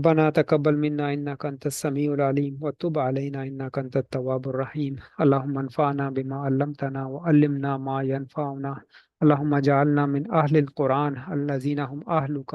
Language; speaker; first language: Arabic; non-native, fluent; Urdu